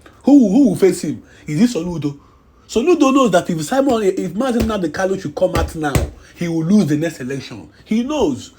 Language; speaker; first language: English; non-native, local second language; Igbo